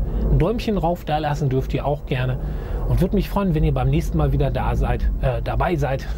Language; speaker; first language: German; native; German